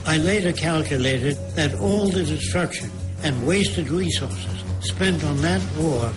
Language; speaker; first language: English; native; English